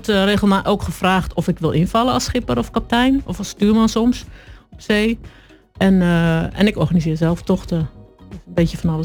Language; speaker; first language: Dutch; native; Dutch